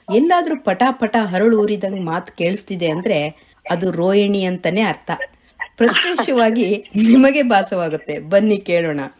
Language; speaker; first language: Kannada; native; Kannada